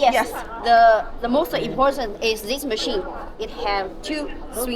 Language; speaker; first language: English; non-native, learner; Chinese